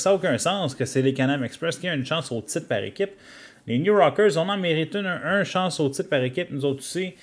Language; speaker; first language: French; native; French